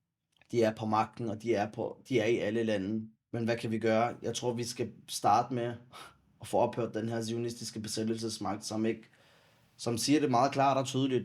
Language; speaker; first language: Danish; early bilingual, other home language; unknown